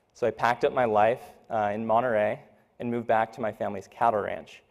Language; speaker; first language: English; native; English